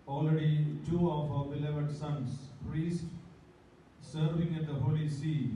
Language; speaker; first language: English; non-native, local second language; Malayalam